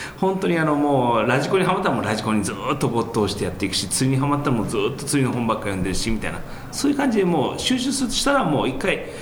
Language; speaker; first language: Japanese; early bilingual, heritage; Japanese